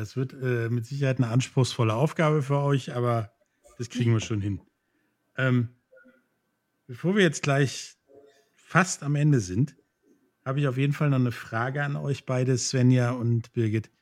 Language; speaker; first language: German; native; German